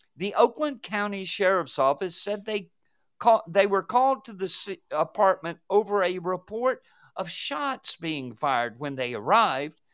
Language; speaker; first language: English; native; English